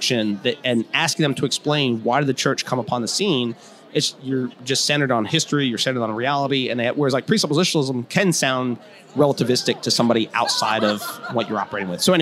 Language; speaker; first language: English; native; English